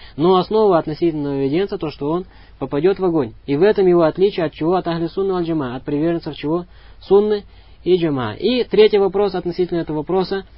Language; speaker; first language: Russian; non-native, local second language; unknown